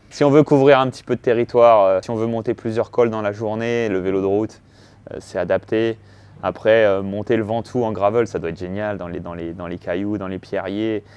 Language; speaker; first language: French; native; French